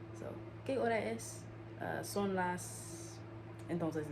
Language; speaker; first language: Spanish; non-native, learner; English